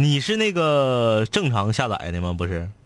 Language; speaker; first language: Chinese; native; Chinese